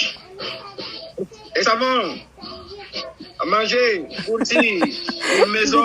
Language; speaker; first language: French; non-native, learner; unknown